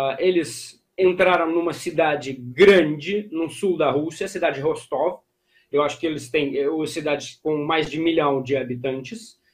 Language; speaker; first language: Portuguese; non-native, fluent; Russian